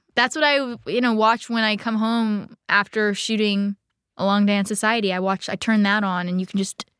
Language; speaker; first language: English; native; English